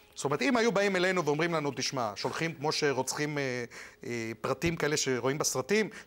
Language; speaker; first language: Hebrew; non-native, fluent; Spanish